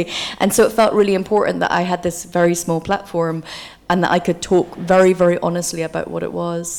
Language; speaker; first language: English; native; English